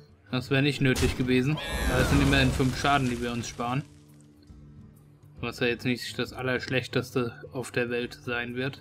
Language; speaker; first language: German; native; German